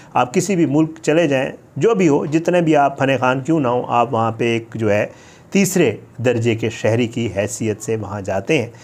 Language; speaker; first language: Urdu; native; Urdu